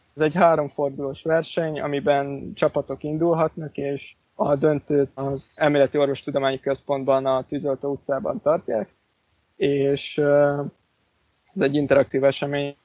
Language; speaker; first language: Hungarian; native; Hungarian